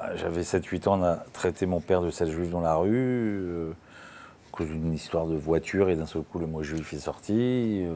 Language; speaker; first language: French; native; French